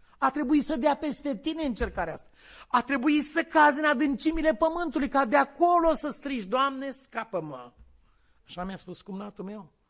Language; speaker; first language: Romanian; native; Romanian